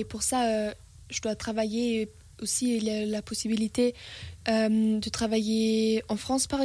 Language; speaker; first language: French; non-native, learner; German